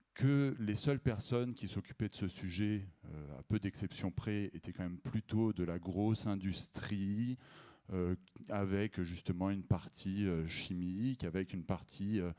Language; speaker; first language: French; native; French